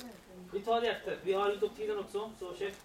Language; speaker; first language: Swedish; non-native, learner; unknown